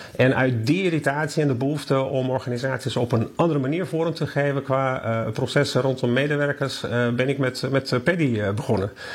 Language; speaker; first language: Dutch; non-native, fluent; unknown